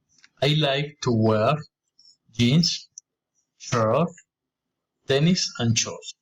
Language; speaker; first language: English; non-native, learner; Spanish